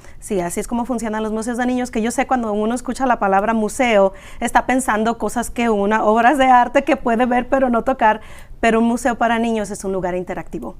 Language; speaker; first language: Spanish; early bilingual, other home language; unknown